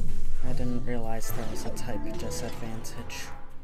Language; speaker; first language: English; native; English